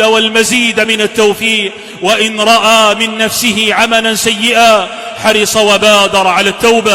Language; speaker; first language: Arabic; native; Arabic